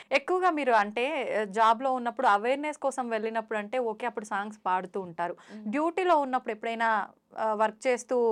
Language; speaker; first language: Telugu; native; Telugu